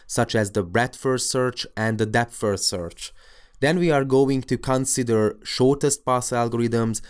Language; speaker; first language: English; non-native, fluent; Hungarian